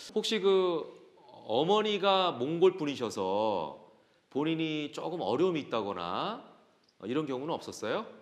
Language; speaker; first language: Korean; native; Korean